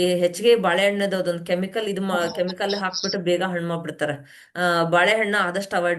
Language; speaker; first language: Kannada; native; Kannada